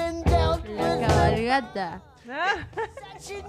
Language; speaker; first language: Spanish; native; Spanish